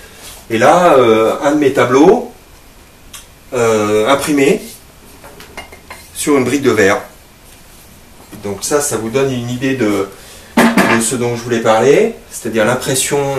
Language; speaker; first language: French; native; French